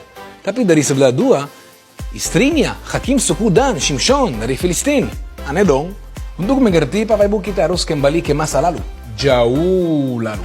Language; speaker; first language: Indonesian; non-native, fluent; Hebrew